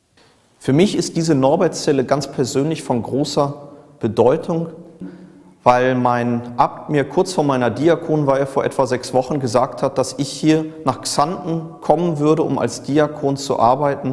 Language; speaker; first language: German; native; German